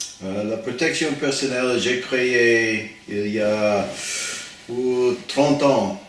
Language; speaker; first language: French; non-native, learner; English